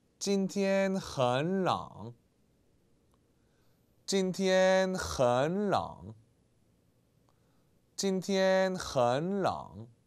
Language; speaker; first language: Chinese; non-native, fluent; Korean